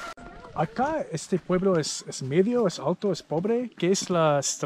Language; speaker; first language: Spanish; non-native, learner; English